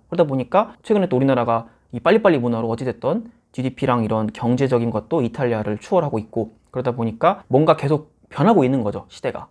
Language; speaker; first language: Korean; native; Korean